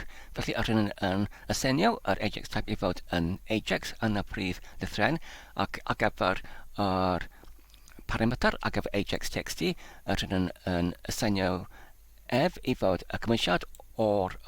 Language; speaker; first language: Welsh; non-native, learner; English